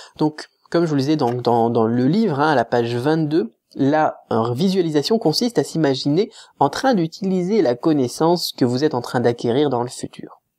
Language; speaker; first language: French; native; French